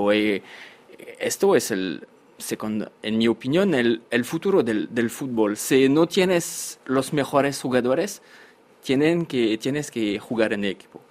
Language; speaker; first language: Spanish; non-native, fluent; French